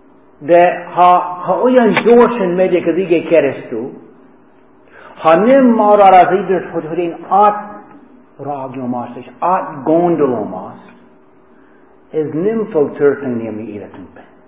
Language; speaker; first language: Hungarian; early bilingual, heritage; Hungarian